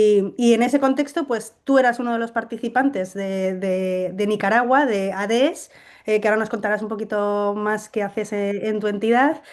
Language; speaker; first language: Spanish; native; Spanish